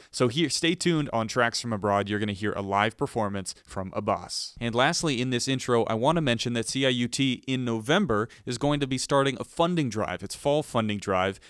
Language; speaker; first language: English; native; English